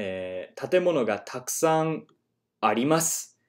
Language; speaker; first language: Japanese; non-native, learner; English